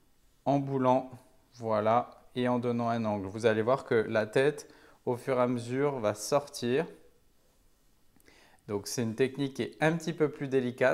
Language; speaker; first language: French; native; French